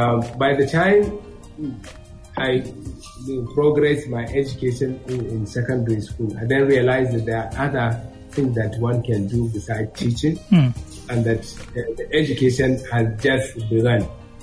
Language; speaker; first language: English; non-native, local second language; Hausa